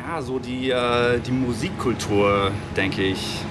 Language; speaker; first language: German; non-native, learner; English